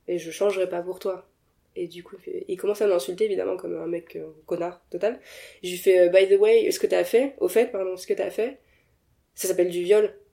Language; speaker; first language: French; native; French